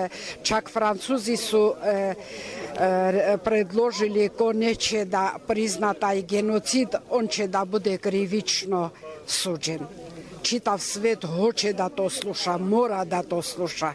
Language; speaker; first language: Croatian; non-native, fluent; Armenian